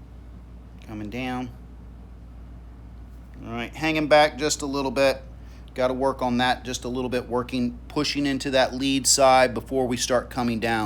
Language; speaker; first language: English; native; English